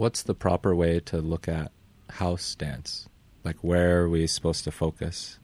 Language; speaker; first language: English; native; English